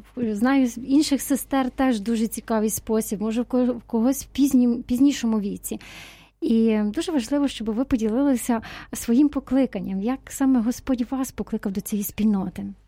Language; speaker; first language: Ukrainian; native; Ukrainian